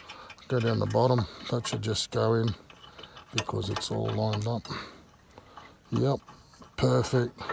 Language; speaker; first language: English; native; English